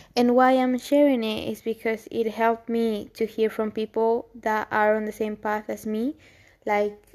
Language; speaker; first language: English; non-native, fluent; Spanish